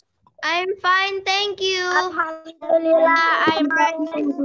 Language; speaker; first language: English; non-native, learner; Indonesian